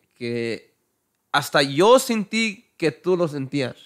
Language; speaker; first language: Spanish; early bilingual, heritage; Spanish